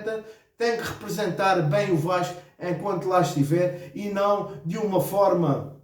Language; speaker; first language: Portuguese; native; Portuguese